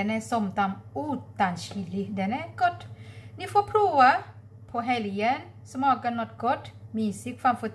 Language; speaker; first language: Swedish; non-native, learner; Thai